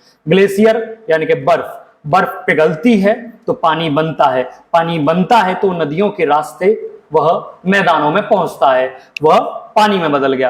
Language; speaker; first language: Hindi; native; Hindi